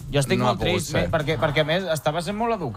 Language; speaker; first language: Catalan; native; Catalan